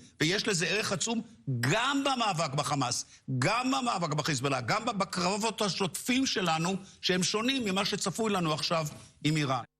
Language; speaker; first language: Hebrew; native; Hebrew